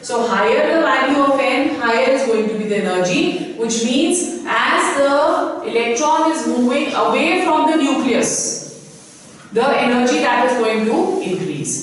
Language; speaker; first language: English; non-native, local second language; Hindi